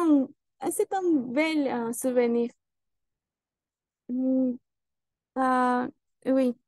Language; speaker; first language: French; non-native, learner; Spanish